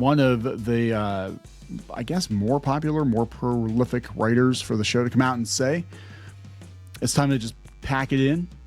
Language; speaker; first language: English; native; English